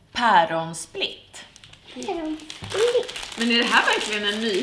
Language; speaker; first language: Swedish; native; Swedish